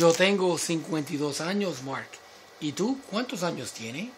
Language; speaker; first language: Spanish; non-native, learner; English